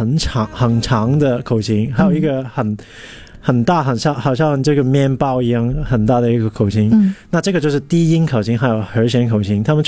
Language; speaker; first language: Chinese; non-native, local second language; Cantonese